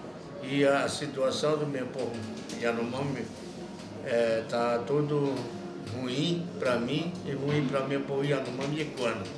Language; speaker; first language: Portuguese; non-native, local second language; Yanomámi